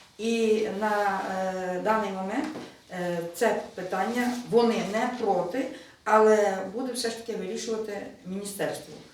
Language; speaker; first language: Ukrainian; native; Ukrainian